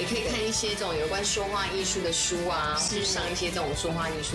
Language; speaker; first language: Chinese; native; Chinese